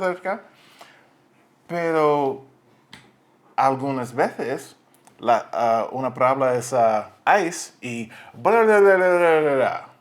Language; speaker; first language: Spanish; non-native, learner; English